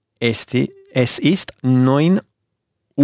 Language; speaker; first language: German; non-native, learner; Spanish